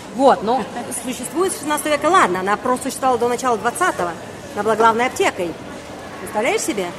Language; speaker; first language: Russian; native; Russian